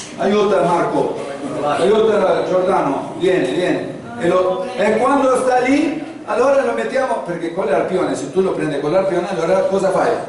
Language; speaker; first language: Italian; non-native, fluent; Spanish